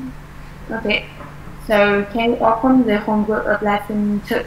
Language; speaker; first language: English; non-native, fluent; Vietnamese